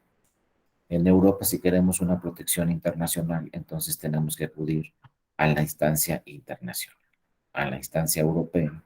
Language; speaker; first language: Spanish; native; Spanish